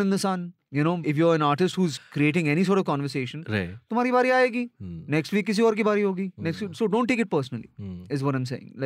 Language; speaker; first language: English; non-native, local second language; Hindi